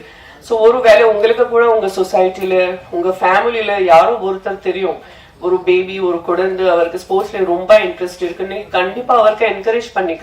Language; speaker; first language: Tamil; non-native, learner; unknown